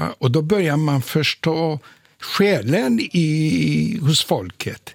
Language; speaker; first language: Swedish; non-native, fluent; Polish